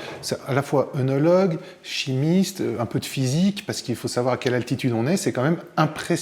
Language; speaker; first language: French; native; French